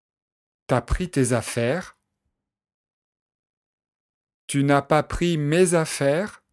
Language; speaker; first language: French; native; French